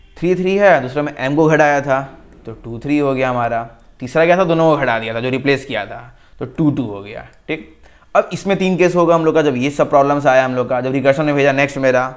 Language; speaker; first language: Hindi; native; Hindi